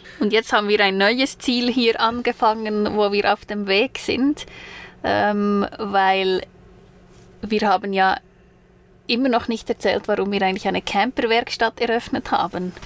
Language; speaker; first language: German; native; German